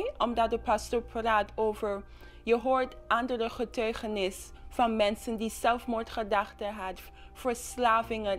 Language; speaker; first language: Dutch; non-native, local second language; English